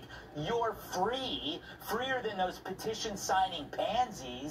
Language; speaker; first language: English; native; English